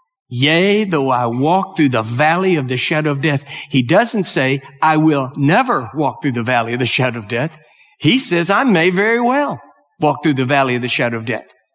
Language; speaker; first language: English; native; English